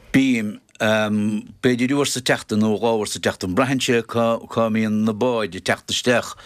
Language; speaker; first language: Irish; native; Irish